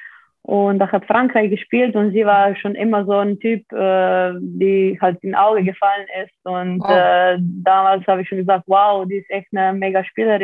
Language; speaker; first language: German; non-native, fluent; Slovenian